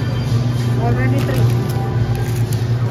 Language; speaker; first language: English; non-native, learner; Indonesian